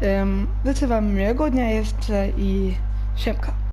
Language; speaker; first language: Polish; early bilingual, heritage; German